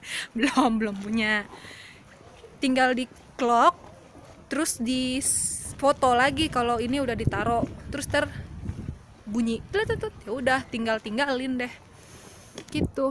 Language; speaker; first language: Indonesian; native; Indonesian